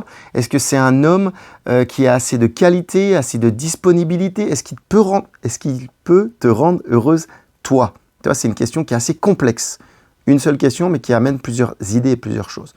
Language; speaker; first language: French; native; French